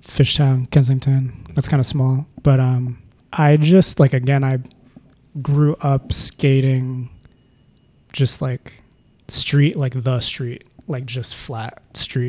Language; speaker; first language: English; native; English